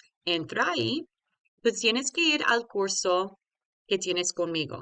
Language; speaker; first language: Spanish; early bilingual, heritage; Spanish